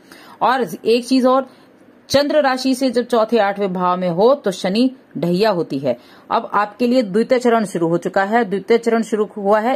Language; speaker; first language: Hindi; native; Hindi